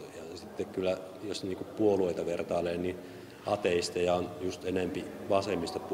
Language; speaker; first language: Finnish; native; Finnish